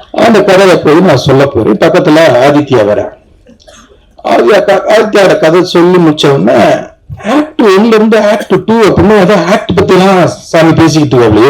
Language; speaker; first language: Tamil; native; Tamil